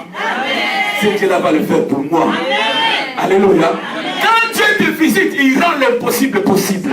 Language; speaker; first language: French; non-native, local second language; Lingala